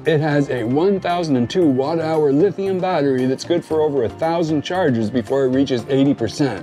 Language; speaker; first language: English; native; English